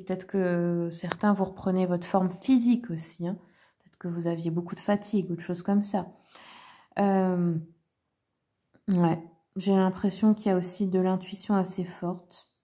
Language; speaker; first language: French; native; French